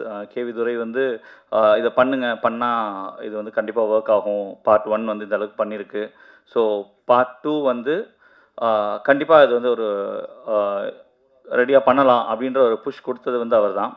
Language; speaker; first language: Tamil; native; Tamil